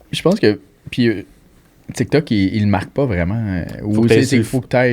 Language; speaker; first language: French; native; French